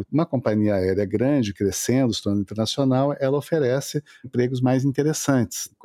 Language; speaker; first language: Portuguese; native; Portuguese